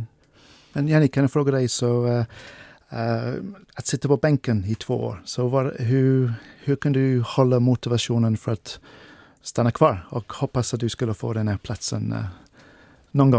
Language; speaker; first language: Swedish; non-native, fluent; English